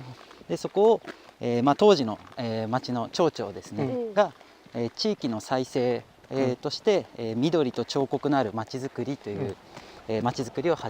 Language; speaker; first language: Japanese; native; Japanese